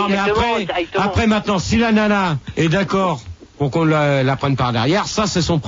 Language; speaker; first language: French; native; French